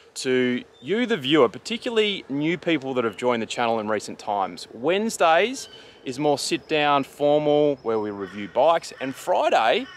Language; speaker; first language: English; native; English